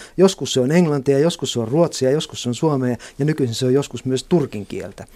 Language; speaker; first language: Finnish; native; Finnish